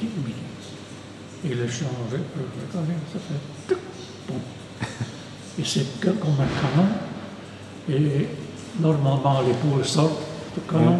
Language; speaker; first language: French; non-native, local second language; German